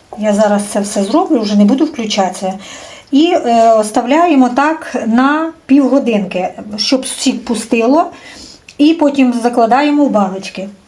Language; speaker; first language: Ukrainian; native; Ukrainian